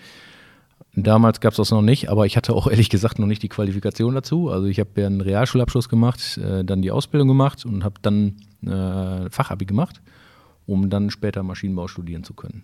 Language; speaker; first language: German; native; German